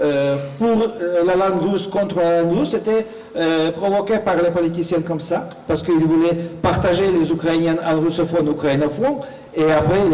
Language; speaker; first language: French; non-native, fluent; Russian